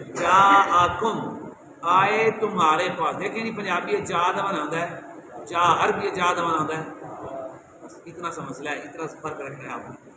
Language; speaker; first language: Urdu; non-native, local second language; Punjabi